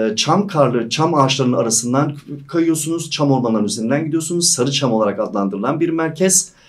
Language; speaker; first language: Turkish; native; Turkish